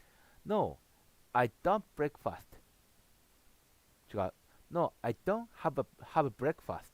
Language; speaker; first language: English; non-native, learner; Japanese